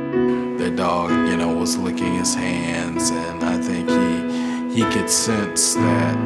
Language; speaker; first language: English; native; English